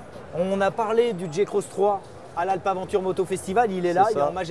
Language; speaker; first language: French; native; French